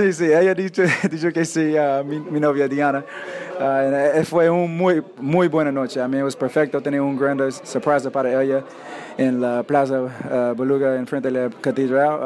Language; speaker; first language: Spanish; non-native, learner; English